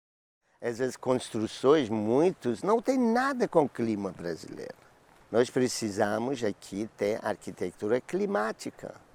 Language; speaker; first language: Portuguese; non-native, learner; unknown